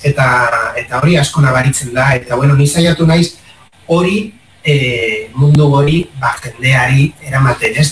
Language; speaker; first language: Basque; non-native, local second language; Spanish